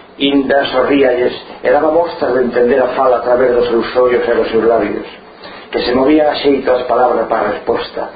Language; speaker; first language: Galician; non-native, local second language; Spanish